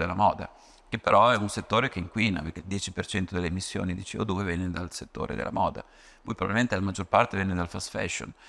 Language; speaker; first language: Italian; native; Italian